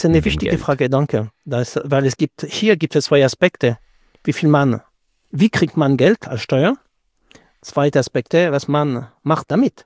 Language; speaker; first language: German; non-native, fluent; French